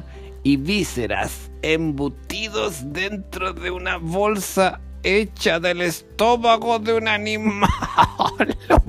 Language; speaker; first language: Spanish; native; Spanish